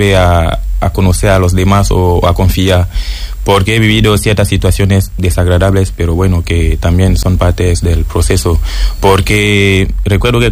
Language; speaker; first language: Spanish; non-native, fluent; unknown